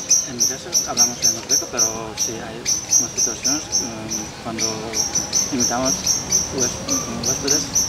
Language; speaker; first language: Spanish; non-native, learner; Uzbek